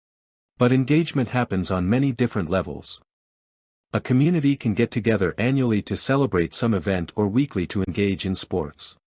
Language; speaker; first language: English; native; English